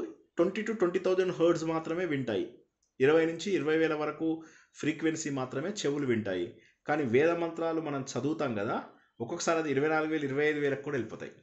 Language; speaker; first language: Telugu; native; Telugu